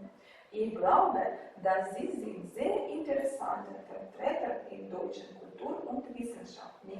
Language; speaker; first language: German; non-native, fluent; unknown